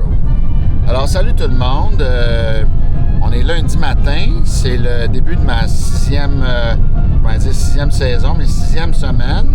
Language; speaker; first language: French; native; French